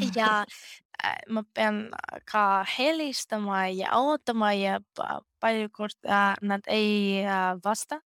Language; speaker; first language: Estonian; non-native, learner; Greek